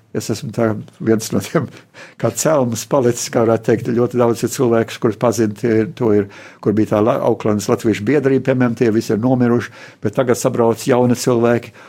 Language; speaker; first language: Latvian; early bilingual, heritage; Latvian